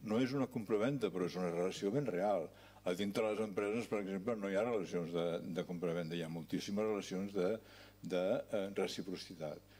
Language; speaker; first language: Catalan; native; Catalan